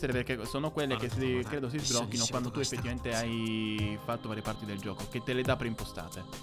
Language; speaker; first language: Italian; native; Italian